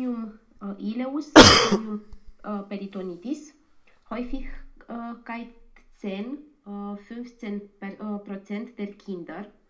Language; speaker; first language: German; non-native, learner; Romanian